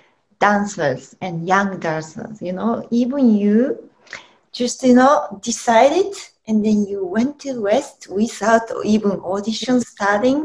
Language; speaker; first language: English; non-native, learner; Japanese